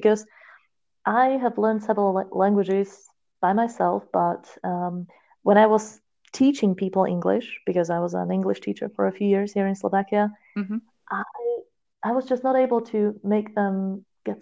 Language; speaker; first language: English; non-native, fluent; Slovak